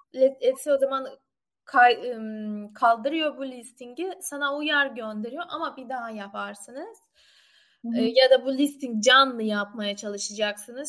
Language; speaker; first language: Turkish; non-native, learner; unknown